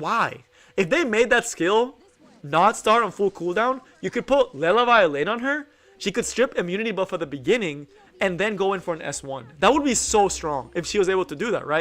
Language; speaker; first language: English; native; English